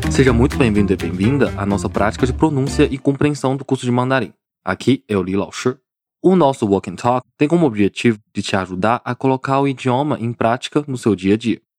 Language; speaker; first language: Portuguese; non-native, fluent; Chinese